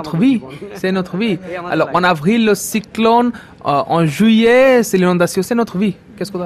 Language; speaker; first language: French; non-native, fluent; Bangla